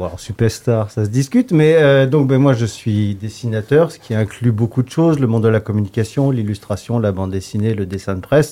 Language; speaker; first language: French; native; French